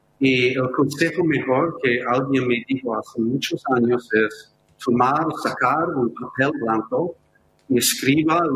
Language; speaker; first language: Spanish; non-native, fluent; English